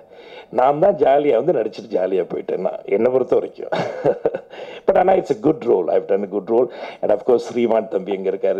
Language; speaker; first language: Tamil; native; Tamil